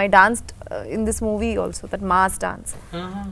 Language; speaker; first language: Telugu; non-native, learner; Bangla